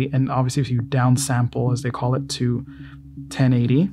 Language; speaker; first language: English; native; English